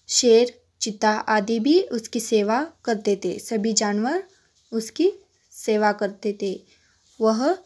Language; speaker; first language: Hindi; non-native, local second language; Kannada